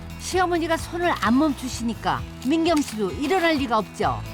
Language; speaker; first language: Korean; native; Korean